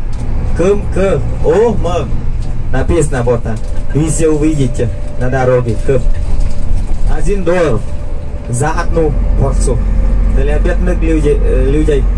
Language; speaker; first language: Russian; non-native, learner; Vietnamese